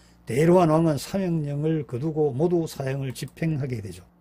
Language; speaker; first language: Korean; native; Korean